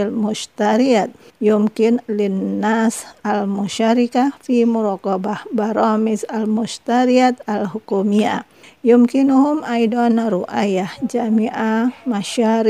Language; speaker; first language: Arabic; non-native, fluent; Indonesian